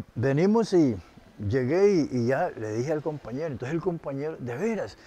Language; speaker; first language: Spanish; native; Spanish